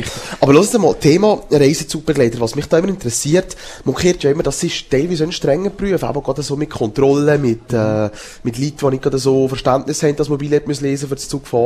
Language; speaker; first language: German; native; German